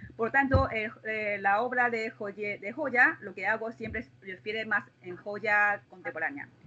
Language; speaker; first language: Spanish; non-native, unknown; Chinese